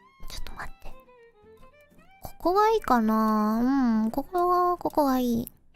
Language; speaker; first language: Japanese; non-native, learner; Indonesian